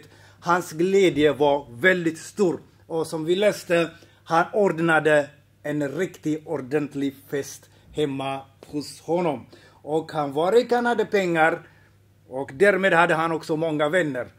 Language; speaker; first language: Swedish; non-native, fluent; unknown